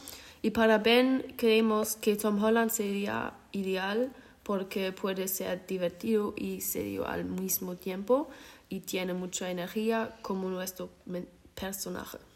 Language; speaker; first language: Spanish; non-native, learner; German